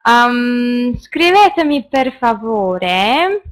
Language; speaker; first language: Italian; non-native, fluent; Russian